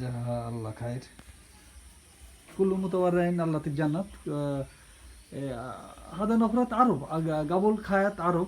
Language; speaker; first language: Arabic; non-native, learner; Bangla